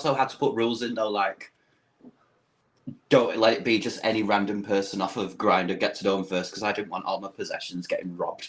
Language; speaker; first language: English; native; English